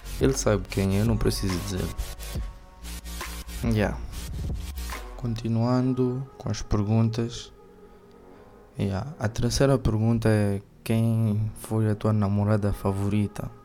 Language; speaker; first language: Portuguese; early bilingual, heritage; Portuguese